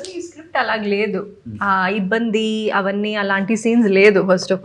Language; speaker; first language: Telugu; non-native, local second language; Tamil